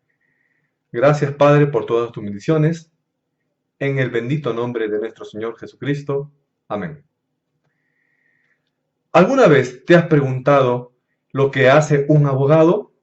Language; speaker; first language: Spanish; native; Spanish